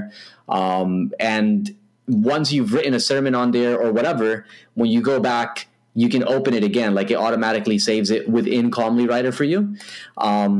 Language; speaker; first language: English; native; English